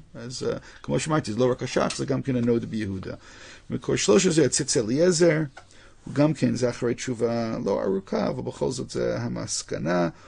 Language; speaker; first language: Hebrew; non-native, fluent; English